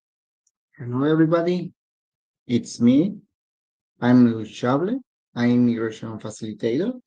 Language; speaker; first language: English; non-native, learner; Spanish